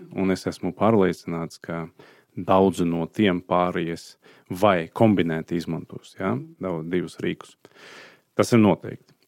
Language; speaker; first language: Latvian; non-native, fluent; Azerbaijani